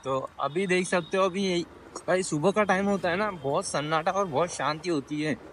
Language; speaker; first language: Hindi; non-native, local second language; Marathi